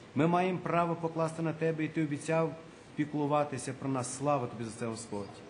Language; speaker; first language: Russian; non-native, local second language; Ukrainian